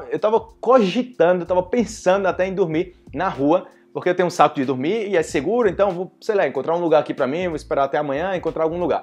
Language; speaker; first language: Portuguese; native; Portuguese